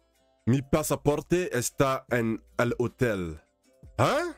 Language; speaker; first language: Spanish; non-native, learner; English